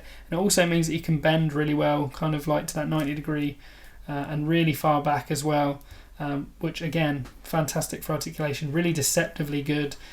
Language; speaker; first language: English; native; English